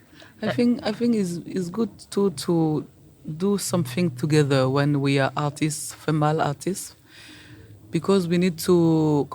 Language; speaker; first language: English; non-native, learner; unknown